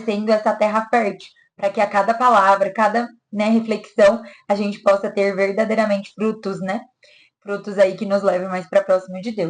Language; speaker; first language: Portuguese; native; Portuguese